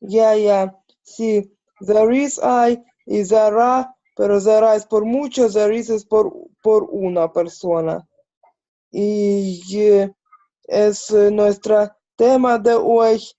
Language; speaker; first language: Spanish; non-native, learner; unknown